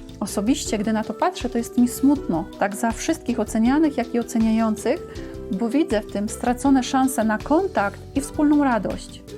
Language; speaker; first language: Polish; native; Polish